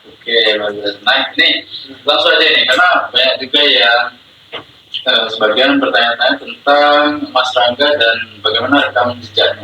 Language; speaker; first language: Indonesian; native; Indonesian